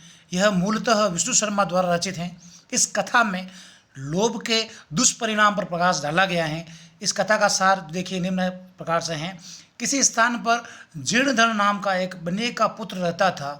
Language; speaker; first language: Hindi; native; Hindi